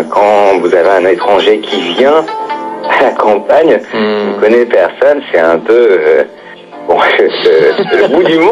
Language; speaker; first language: French; native; French